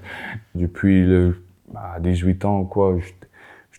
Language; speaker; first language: French; non-native, fluent; Afrikaans